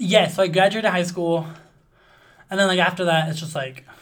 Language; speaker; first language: English; early bilingual, other home language; Spanish